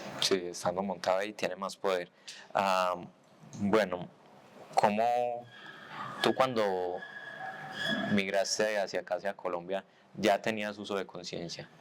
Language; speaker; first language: Spanish; native; Spanish